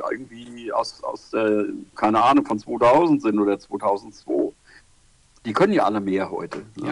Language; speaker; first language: German; native; German